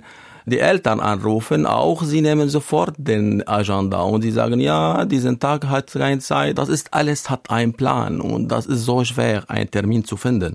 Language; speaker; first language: German; non-native, learner; Arabic